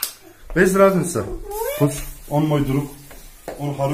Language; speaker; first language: Russian; non-native, learner; Turkish